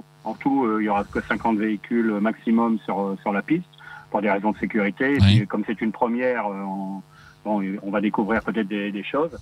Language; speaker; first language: French; native; French